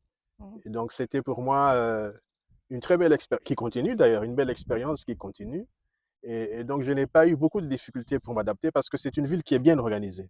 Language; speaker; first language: French; non-native, local second language; Kongo